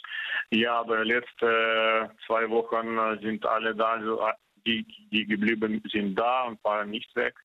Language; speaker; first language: German; non-native, fluent; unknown